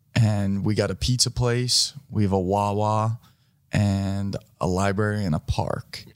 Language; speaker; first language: English; native; English